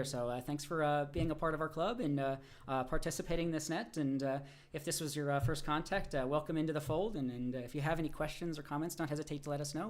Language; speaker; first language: English; native; English